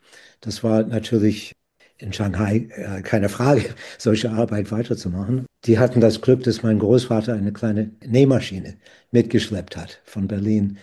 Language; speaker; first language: German; non-native, fluent; English